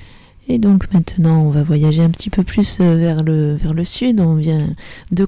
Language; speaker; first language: French; native; French